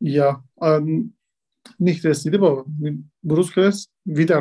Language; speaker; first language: German; non-native, learner; Turkish